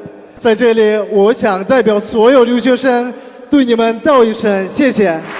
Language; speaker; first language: Chinese; non-native, fluent; Kyrgyz